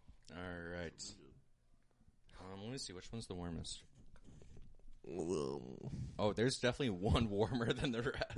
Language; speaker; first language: English; native; English